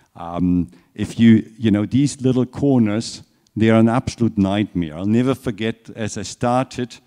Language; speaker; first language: English; non-native, fluent; German